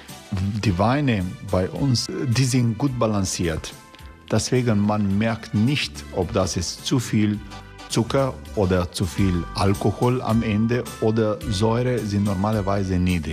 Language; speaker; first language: German; non-native, fluent; Croatian